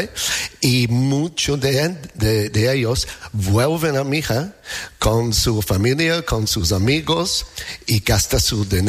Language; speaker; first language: Spanish; non-native, learner; English